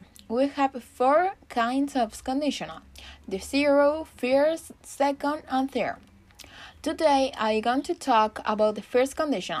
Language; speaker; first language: English; non-native, learner; Spanish